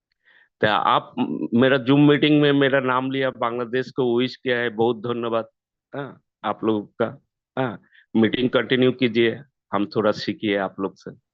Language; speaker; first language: Hindi; non-native, learner; Bangla